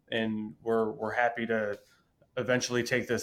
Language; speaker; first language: English; native; English